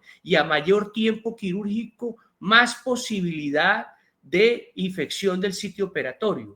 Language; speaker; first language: Spanish; native; Spanish